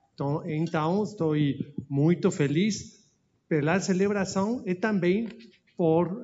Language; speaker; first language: Portuguese; non-native, learner; Spanish